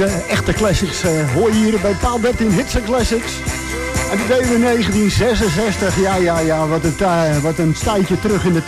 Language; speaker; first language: Dutch; native; Dutch